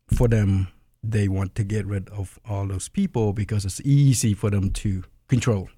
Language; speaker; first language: English; non-native, fluent; Khmer